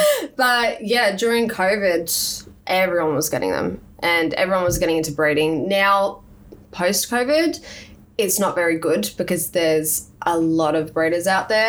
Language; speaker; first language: English; native; English